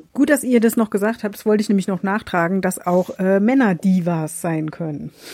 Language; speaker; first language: German; native; German